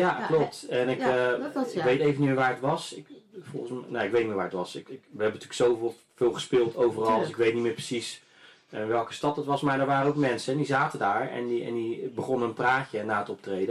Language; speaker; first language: Dutch; native; Dutch